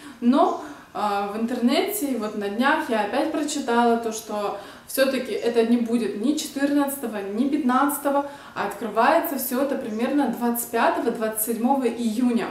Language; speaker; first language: Russian; native; Russian